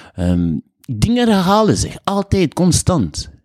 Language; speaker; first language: Dutch; non-native, fluent; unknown